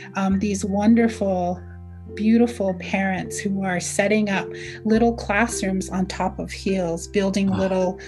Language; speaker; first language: English; early bilingual, other home language; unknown